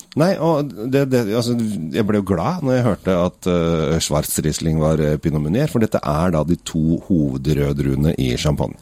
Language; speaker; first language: Norwegian; native; Norwegian